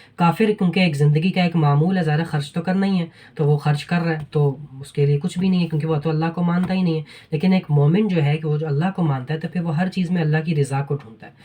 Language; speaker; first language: Urdu; native; Urdu